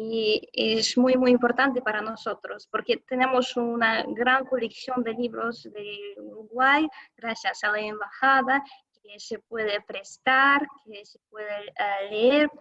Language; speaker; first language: Spanish; non-native, fluent; Russian